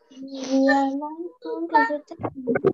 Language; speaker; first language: French; non-native, local second language; Arabic